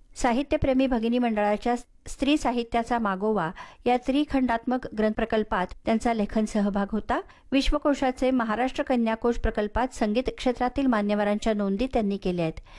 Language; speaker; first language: Marathi; native; Marathi